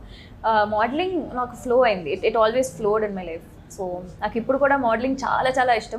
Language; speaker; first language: Telugu; native; Telugu